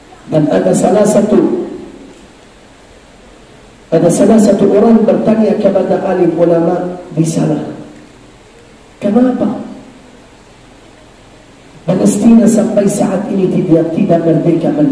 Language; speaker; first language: Indonesian; non-native, fluent; Arabic